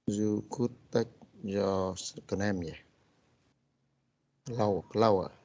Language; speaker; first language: English; non-native, learner; Vietnamese